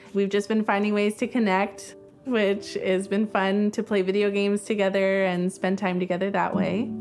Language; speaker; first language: English; native; English